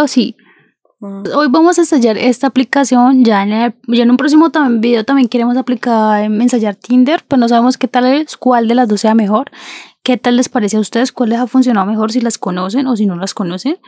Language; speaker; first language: Spanish; native; Spanish